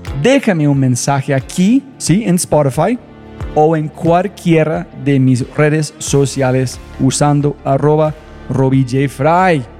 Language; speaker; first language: Spanish; non-native, fluent; English